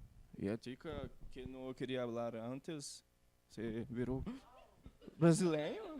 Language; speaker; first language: Spanish; non-native, learner; Portuguese